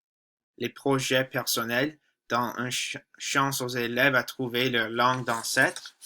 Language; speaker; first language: French; non-native, learner; English